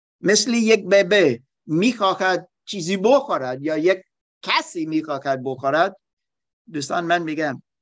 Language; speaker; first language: Persian; non-native, learner; German